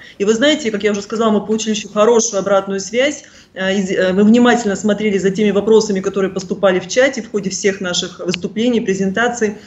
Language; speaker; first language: Russian; native; Russian